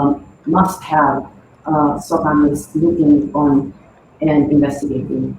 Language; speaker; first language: English; non-native, fluent; Hebrew